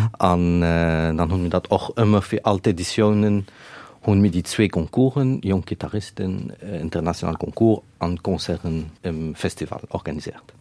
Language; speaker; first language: Luxembourgish; non-native, fluent; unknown